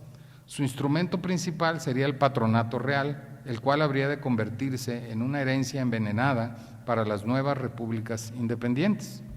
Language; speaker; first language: Spanish; native; Spanish